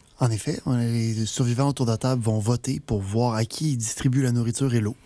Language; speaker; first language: French; native; French